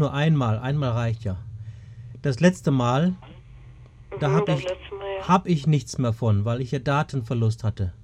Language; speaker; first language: German; native; German